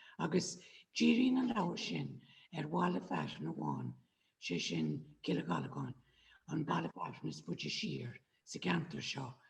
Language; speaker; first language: Irish; native; Irish